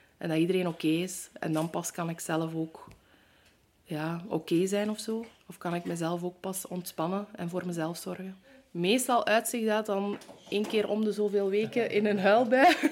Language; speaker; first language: Dutch; native; Dutch